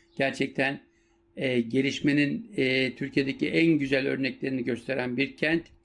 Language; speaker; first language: Turkish; native; Turkish